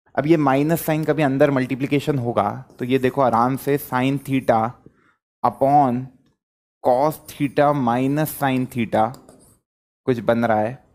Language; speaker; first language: Hindi; native; Hindi